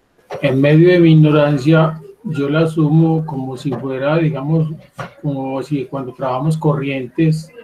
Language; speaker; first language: Spanish; native; Spanish